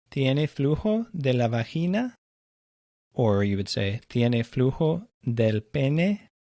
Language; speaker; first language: Spanish; non-native, fluent; English